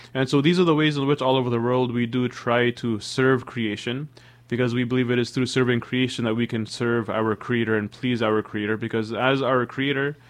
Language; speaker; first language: English; native; English